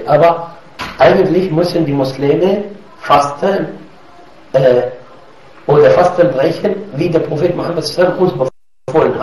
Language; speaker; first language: German; non-native, fluent; Arabic